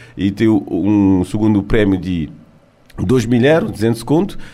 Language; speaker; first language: Portuguese; early bilingual, heritage; French